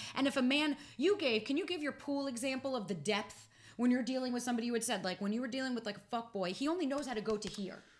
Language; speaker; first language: English; native; English